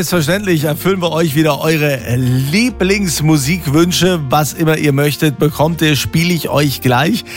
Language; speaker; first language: German; native; German